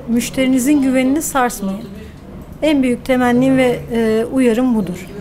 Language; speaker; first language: Turkish; native; Turkish